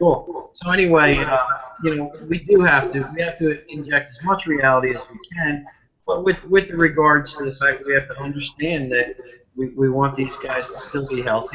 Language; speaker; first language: English; native; English